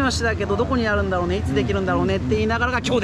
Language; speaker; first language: Japanese; native; Japanese